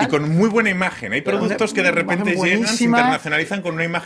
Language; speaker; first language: Spanish; native; Spanish